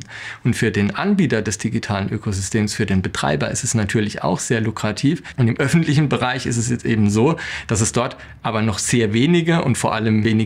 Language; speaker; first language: German; native; German